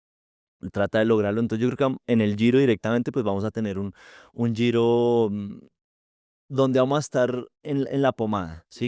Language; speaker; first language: Spanish; native; Spanish